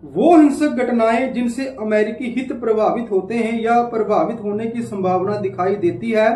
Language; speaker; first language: Hindi; non-native, local second language; Punjabi